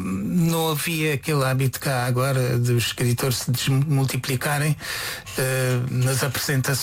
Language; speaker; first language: Portuguese; non-native, fluent; Konkani